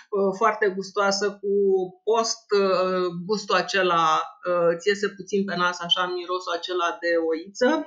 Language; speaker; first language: Romanian; native; Romanian